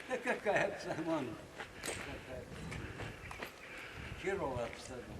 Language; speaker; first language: Russian; native; Russian